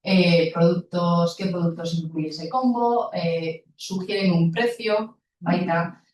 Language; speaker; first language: Spanish; non-native, local second language; Basque